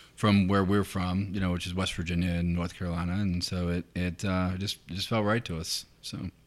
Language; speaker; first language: English; native; English